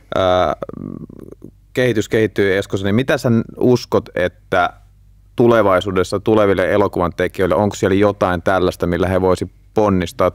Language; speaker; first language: Finnish; native; Finnish